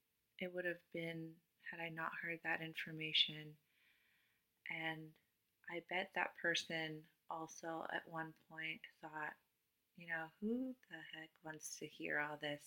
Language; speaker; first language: English; non-native, fluent; Romanian